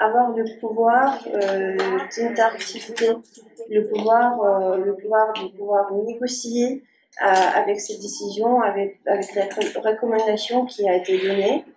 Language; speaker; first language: French; non-native, fluent; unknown